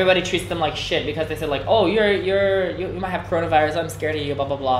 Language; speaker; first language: English; native; English